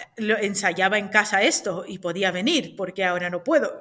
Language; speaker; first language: Spanish; non-native, fluent; Hebrew